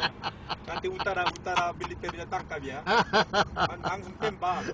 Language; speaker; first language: Indonesian; non-native, learner; Korean